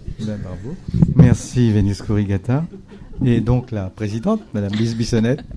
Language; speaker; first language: French; native; French